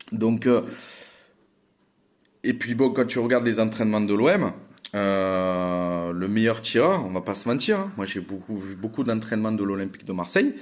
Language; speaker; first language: French; native; French